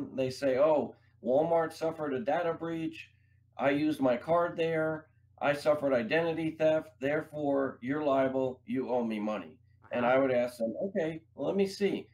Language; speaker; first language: English; native; English